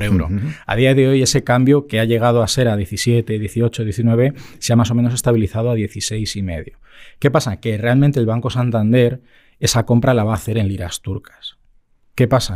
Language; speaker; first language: Spanish; native; Spanish